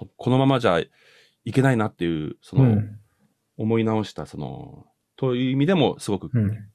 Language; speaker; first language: Japanese; native; Japanese